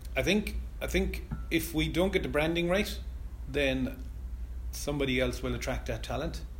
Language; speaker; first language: English; native; English